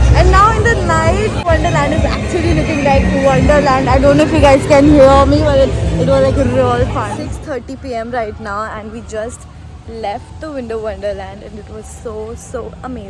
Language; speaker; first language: English; non-native, local second language; Hindi